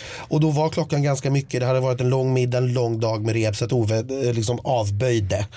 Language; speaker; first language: Swedish; native; Swedish